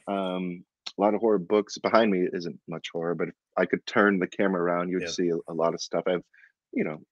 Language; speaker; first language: English; native; English